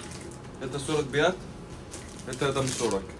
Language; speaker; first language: Russian; non-native, learner; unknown